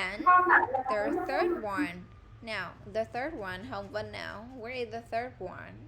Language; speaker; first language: English; non-native, fluent; Vietnamese